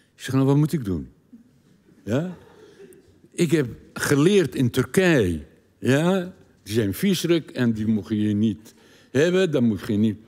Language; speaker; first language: Dutch; non-native, learner; Turkish